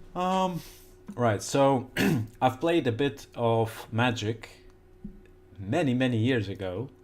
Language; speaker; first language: English; non-native, fluent; Lithuanian